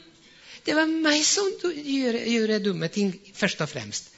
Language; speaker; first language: Norwegian; non-native, fluent; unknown